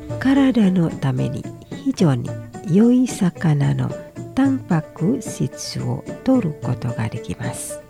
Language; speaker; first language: Japanese; non-native, fluent; Indonesian